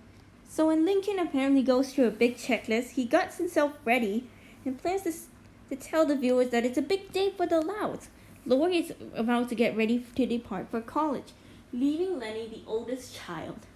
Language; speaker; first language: English; native; English